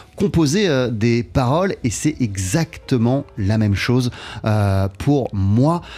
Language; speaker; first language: French; native; French